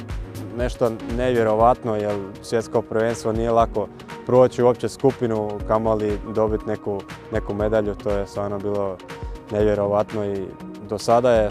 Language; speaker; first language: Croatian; early bilingual, heritage; Croatian